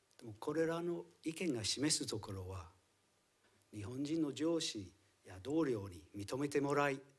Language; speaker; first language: Japanese; non-native, fluent; English